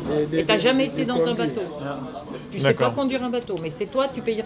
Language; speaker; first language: French; native; French